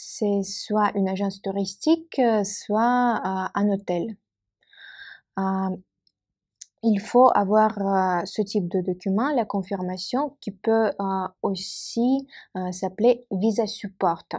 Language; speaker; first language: French; non-native, fluent; Russian